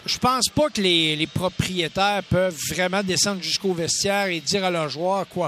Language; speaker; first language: French; native; French